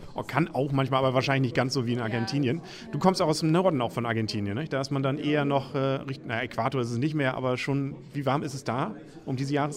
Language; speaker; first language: German; native; German